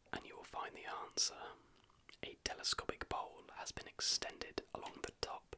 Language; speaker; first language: English; native; English